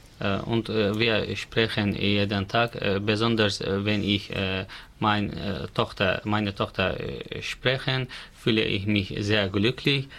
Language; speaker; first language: German; non-native, learner; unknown